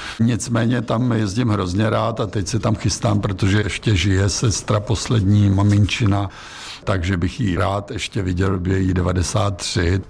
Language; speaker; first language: Czech; native; Czech